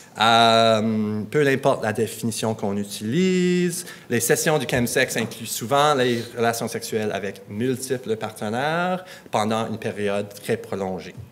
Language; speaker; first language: French; non-native, local second language; English